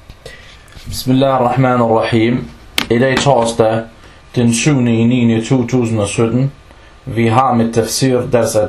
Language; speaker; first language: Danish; non-native, fluent; Arabic